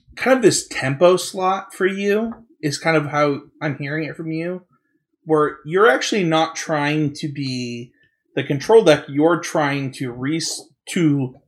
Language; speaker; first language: English; native; English